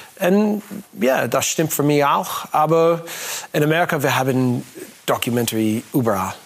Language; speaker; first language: German; non-native, learner; English